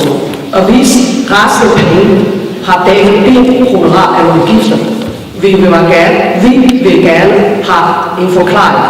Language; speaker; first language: Danish; non-native, fluent; Chinese